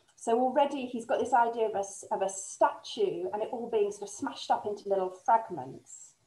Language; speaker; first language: English; native; English